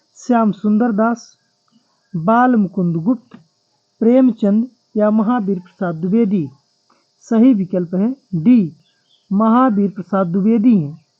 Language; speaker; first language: Hindi; native; Hindi